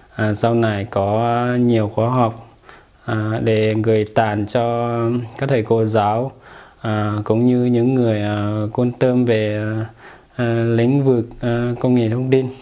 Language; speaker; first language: Vietnamese; non-native, fluent; Lao